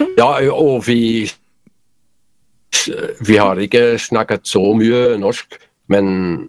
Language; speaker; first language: Norwegian; non-native, learner; Polish